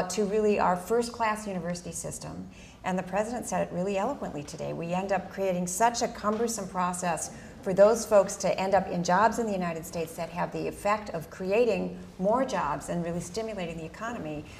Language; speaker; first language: English; early bilingual, other home language; Spanish